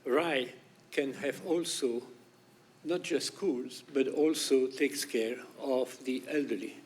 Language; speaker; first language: English; non-native, fluent; French